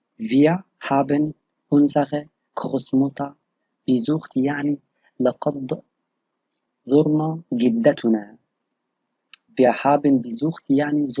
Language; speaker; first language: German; non-native, fluent; Arabic